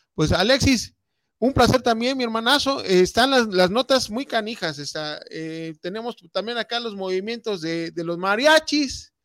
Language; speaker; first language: Spanish; native; Spanish